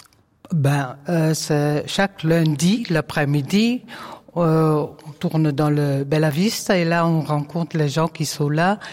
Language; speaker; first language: French; non-native, learner; Dutch